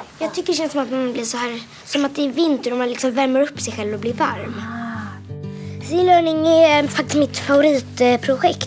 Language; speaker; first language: Swedish; native; Swedish